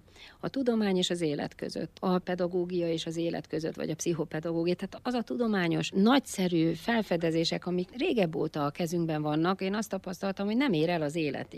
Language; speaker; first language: Hungarian; native; Hungarian